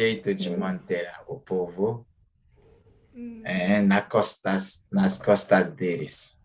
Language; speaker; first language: Portuguese; non-native, fluent; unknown